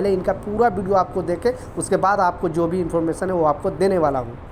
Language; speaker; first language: Hindi; native; Hindi